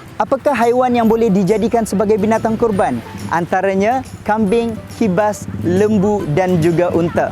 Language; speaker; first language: Malay; native; Malay